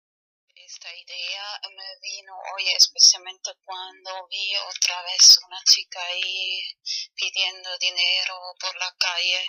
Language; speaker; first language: Spanish; non-native, learner; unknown